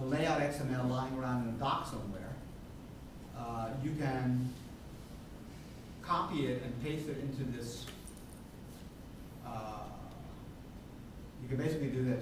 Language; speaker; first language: English; non-native, fluent; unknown